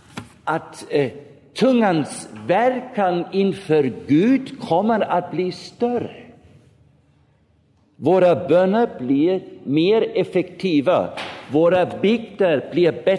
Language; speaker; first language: Swedish; non-native, fluent; German